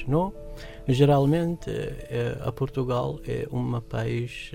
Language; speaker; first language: Portuguese; non-native, learner; Arabic